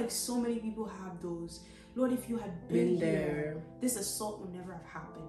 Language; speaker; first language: English; non-native, local second language; Yoruba